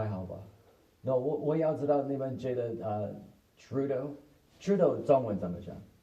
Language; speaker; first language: Chinese; non-native, learner; English